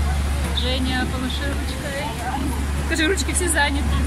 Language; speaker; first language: Russian; native; Russian